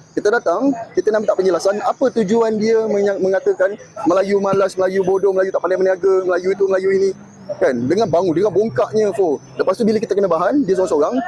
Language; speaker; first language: Malay; native; Malay